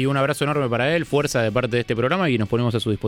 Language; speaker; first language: Spanish; native; Spanish